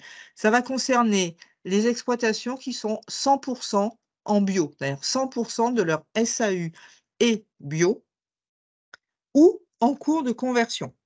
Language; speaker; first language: French; native; French